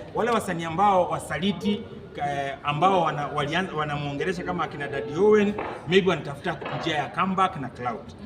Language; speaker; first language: Swahili; native; Swahili